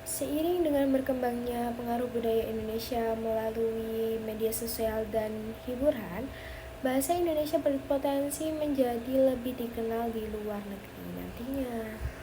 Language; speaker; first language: Indonesian; native; Indonesian